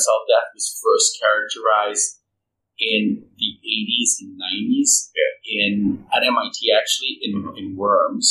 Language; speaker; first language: English; non-native, local second language; Filipino